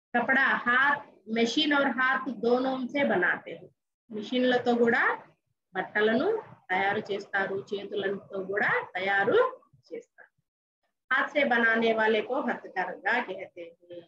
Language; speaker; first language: Hindi; non-native, local second language; Telugu